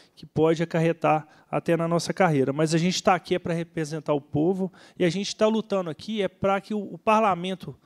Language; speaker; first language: Portuguese; native; Portuguese